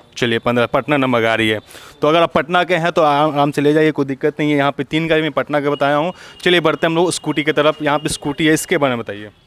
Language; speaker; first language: Hindi; native; Hindi